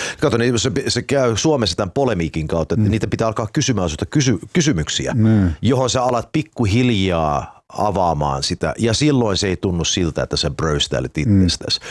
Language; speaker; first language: Finnish; early bilingual, heritage; Finnish